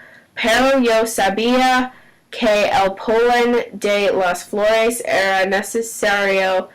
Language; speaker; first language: Spanish; non-native, learner; English